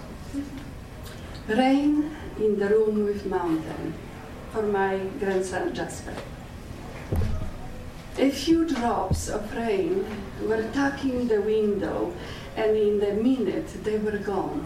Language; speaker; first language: English; non-native, fluent; Polish